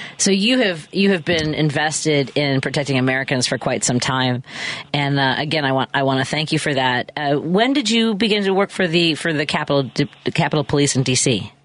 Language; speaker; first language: English; native; English